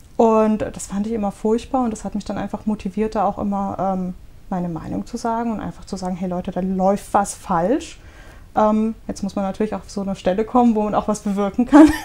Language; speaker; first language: German; early bilingual, other home language; Russian